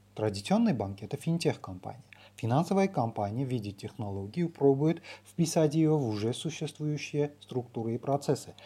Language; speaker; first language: Russian; non-native, local second language; Armenian